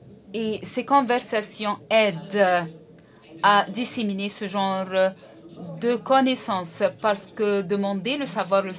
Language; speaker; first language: French; non-native, local second language; Arabic